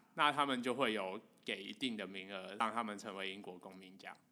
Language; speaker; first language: Chinese; non-native, local second language; Cantonese